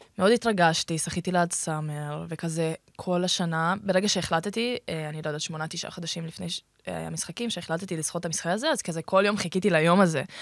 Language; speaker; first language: Hebrew; early bilingual, other home language; Russian